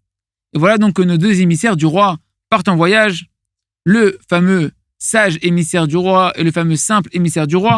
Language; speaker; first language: French; native; French